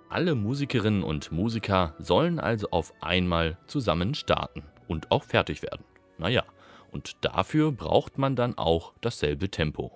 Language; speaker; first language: German; native; German